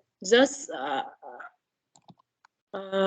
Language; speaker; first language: English; non-native, learner; Vietnamese